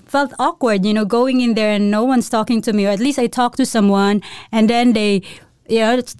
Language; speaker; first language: English; non-native, local second language; Cebuano